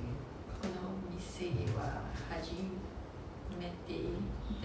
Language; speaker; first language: Japanese; non-native, learner; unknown